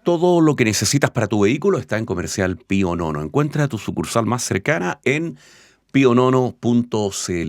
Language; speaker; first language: Spanish; native; Spanish